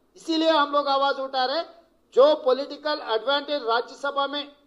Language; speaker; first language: Hindi; non-native, local second language; Telugu